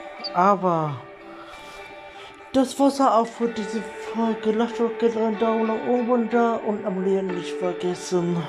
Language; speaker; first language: German; non-native, learner; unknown